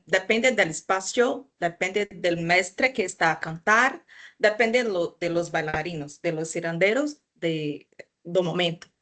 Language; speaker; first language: Spanish; non-native, fluent; Portuguese